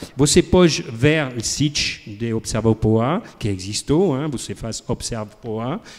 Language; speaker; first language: Portuguese; non-native, learner; French